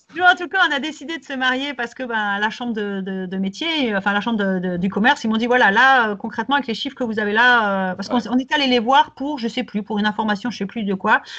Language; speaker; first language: French; native; French